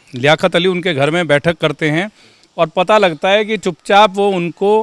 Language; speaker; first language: Hindi; native; Hindi